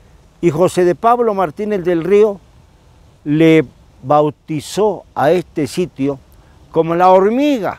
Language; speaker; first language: Spanish; native; Spanish